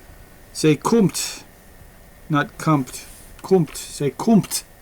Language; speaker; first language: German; non-native, learner; English